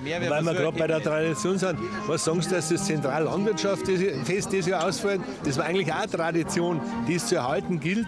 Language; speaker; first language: German; native; German